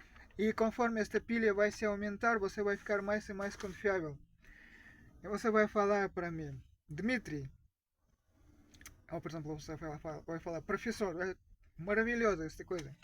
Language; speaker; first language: Portuguese; non-native, fluent; Russian